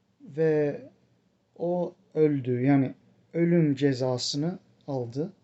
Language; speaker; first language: Turkish; non-native, fluent; English